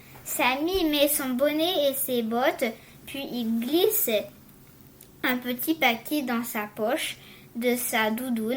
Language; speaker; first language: French; native; French